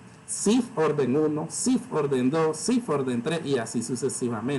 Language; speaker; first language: Spanish; native; Spanish